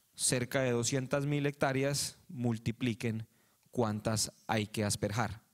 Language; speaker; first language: Spanish; native; Spanish